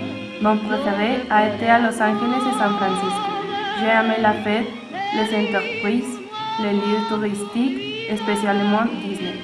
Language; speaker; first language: French; non-native, learner; Spanish